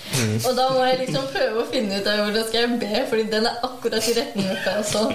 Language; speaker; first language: Norwegian; early bilingual, other home language; Urdu